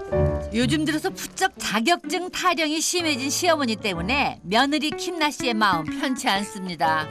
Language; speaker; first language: Korean; native; Korean